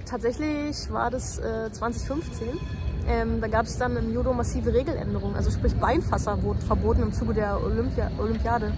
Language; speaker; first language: German; native; German